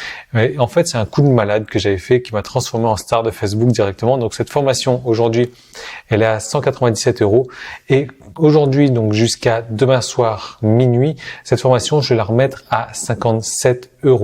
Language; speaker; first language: French; native; French